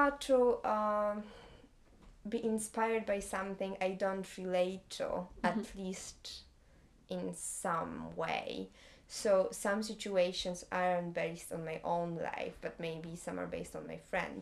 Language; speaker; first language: English; non-native, fluent; Polish